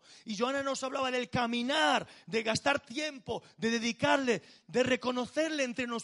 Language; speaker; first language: Spanish; native; Spanish